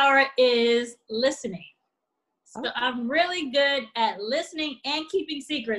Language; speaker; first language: English; native; English